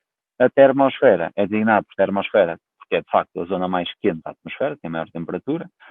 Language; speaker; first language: Portuguese; native; Portuguese